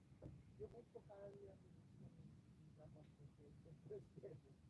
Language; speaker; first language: Spanish; non-native, fluent; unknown